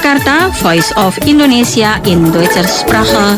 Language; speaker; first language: German; non-native, fluent; Indonesian